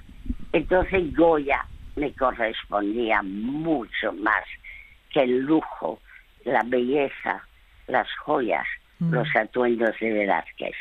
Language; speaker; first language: Spanish; early bilingual, other home language; French